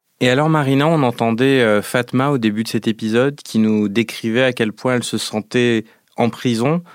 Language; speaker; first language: French; native; French